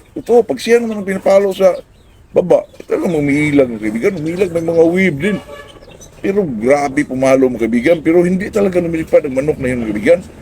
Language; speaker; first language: Filipino; non-native, local second language; Cebuano